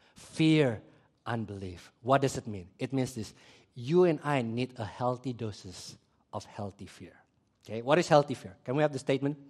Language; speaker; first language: English; early bilingual, other home language; Indonesian